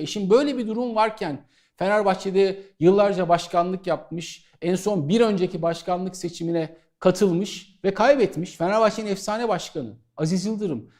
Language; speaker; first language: Turkish; native; Turkish